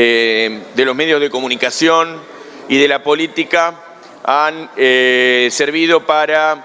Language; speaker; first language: Spanish; native; Spanish